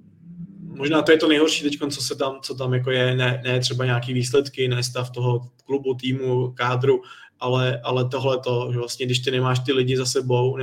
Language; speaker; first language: Czech; native; Czech